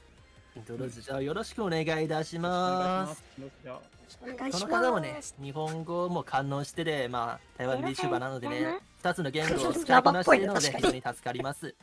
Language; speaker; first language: Japanese; native; Japanese